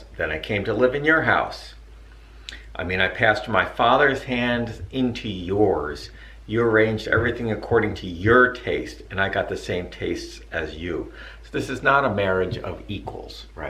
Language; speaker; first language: English; native; English